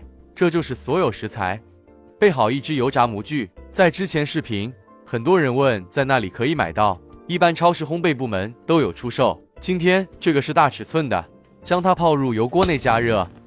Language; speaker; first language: Chinese; native; Chinese